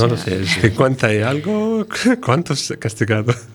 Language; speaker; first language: Spanish; non-native, learner; Arabic